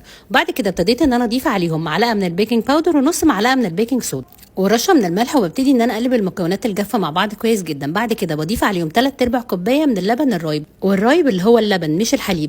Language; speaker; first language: Arabic; native; Arabic